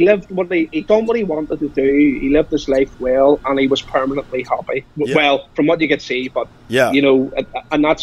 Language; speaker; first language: English; native; English